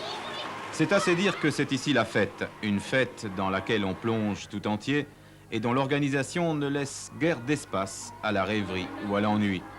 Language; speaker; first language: French; native; French